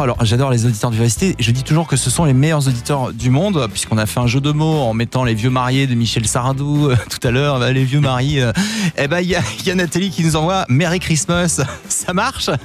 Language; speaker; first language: French; native; French